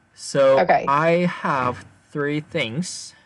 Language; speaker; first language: English; non-native, fluent; Chinese